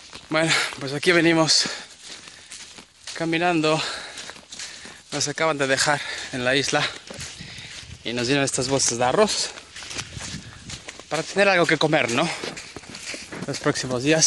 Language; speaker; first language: Spanish; native; Spanish